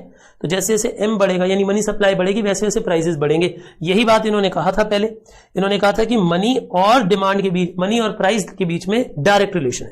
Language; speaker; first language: Hindi; native; Hindi